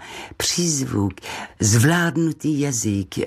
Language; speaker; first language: Czech; non-native, learner; French